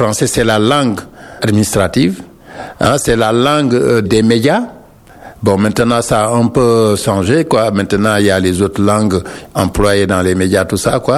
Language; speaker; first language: French; non-native, local second language; Wolof